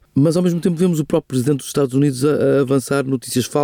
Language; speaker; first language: Portuguese; native; Portuguese